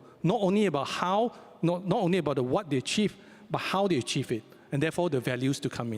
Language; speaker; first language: English; native; English